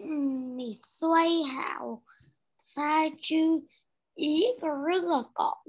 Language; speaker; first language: Chinese; non-native, learner; Vietnamese